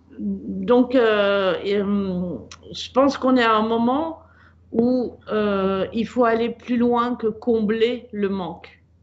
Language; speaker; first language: French; native; French